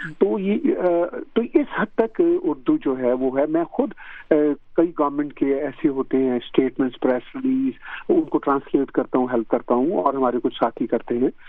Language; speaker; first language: Urdu; non-native, local second language; Punjabi